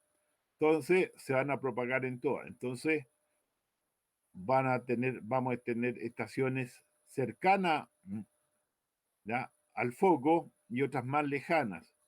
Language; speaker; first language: Spanish; native; Spanish